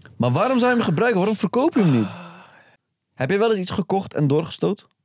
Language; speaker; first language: Dutch; early bilingual, other home language; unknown